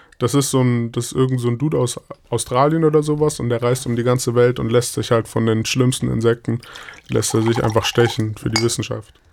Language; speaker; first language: German; native; German